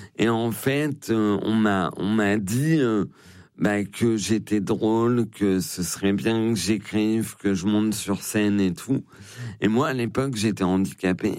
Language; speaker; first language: French; native; French